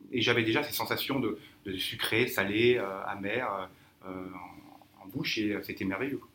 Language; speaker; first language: French; native; French